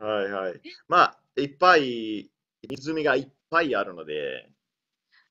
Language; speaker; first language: Japanese; non-native, learner; Italian